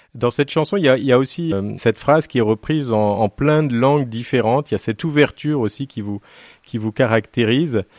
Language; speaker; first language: French; native; French